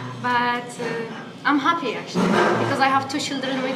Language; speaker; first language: English; non-native, learner; Arabic